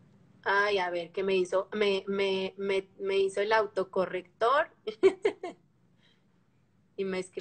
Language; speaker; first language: Spanish; native; Spanish